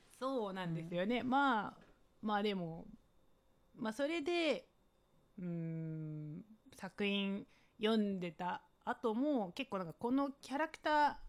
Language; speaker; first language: Japanese; non-native, fluent; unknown